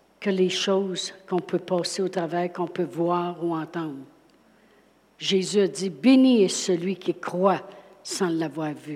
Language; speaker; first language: French; native; French